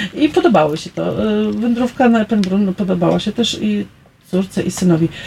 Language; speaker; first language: Polish; native; Polish